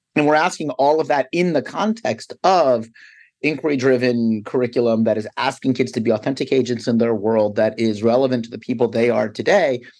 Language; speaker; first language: English; native; English